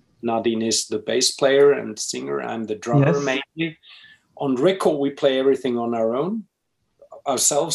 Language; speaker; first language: English; non-native, fluent; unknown